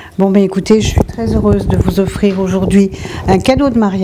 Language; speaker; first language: French; native; French